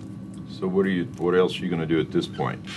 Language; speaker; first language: English; native; English